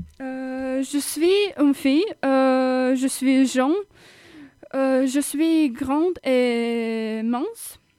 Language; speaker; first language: French; non-native, learner; Russian